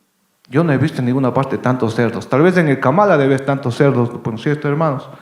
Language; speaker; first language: Spanish; native; Spanish